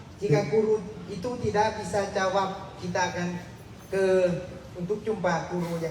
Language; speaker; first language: Indonesian; non-native, learner; Thai